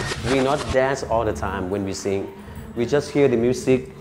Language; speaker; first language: English; non-native, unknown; Thai